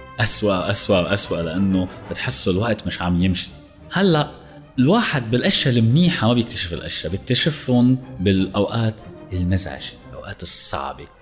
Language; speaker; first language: Arabic; native; Arabic